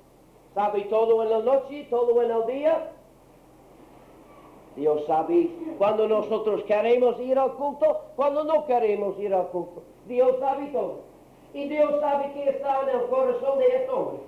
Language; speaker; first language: Spanish; non-native, learner; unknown